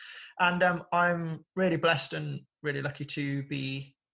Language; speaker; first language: English; native; English